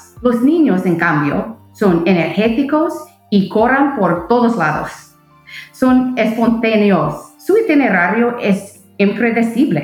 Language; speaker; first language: Spanish; non-native, fluent; English